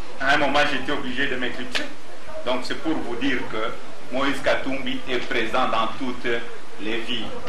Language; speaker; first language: French; non-native, local second language; Swahili